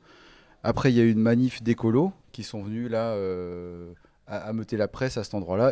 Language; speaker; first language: French; native; French